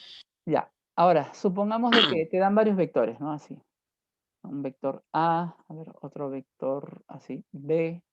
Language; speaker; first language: Spanish; native; Spanish